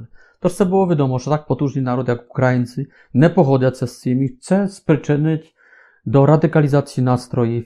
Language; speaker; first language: Ukrainian; non-native, fluent; Polish